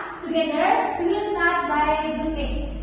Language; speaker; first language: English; non-native, learner; Indonesian